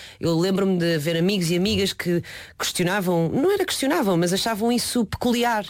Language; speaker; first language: Portuguese; early bilingual, other home language; Chinese